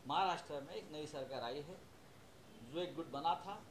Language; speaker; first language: Hindi; non-native, local second language; Marathi